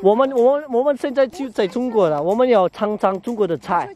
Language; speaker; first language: Chinese; non-native, learner; Indonesian